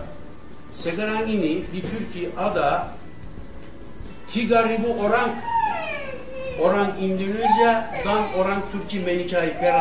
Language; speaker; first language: Indonesian; non-native, learner; Turkish